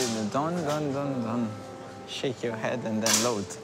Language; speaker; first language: English; non-native, fluent; Italian